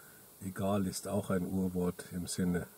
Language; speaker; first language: German; native; German